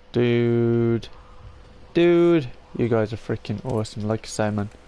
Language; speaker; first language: English; native; English